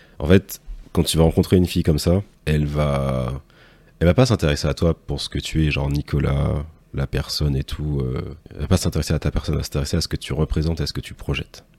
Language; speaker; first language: French; native; French